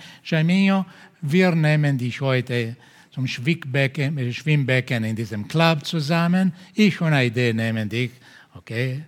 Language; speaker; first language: German; non-native, fluent; Portuguese